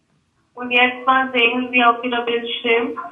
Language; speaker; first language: German; non-native, learner; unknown